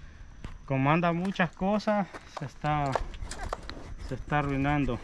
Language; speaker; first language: Spanish; native; Spanish